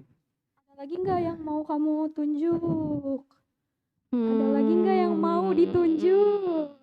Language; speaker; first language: Indonesian; native; Indonesian